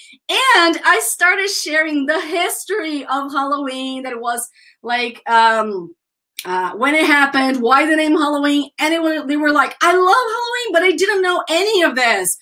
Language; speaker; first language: English; non-native, fluent; Portuguese